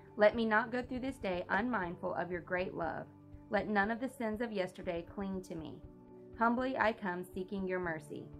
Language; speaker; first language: English; native; English